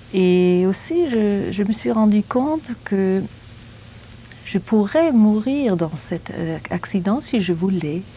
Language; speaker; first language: French; non-native, fluent; German